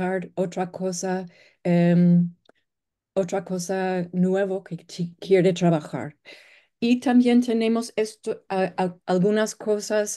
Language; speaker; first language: Spanish; non-native, fluent; English